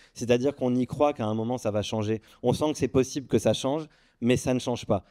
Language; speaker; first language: French; early bilingual, other home language; Arabic